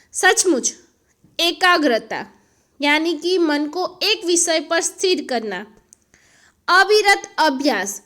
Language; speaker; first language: Hindi; non-native, local second language; Gujarati